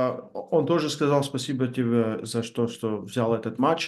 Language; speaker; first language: Russian; non-native, learner; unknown